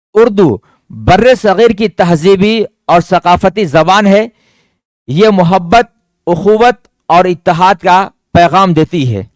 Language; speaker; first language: Urdu; native; Urdu